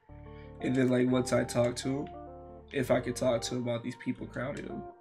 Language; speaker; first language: English; native; English